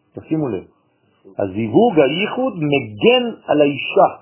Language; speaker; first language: Hebrew; non-native, fluent; French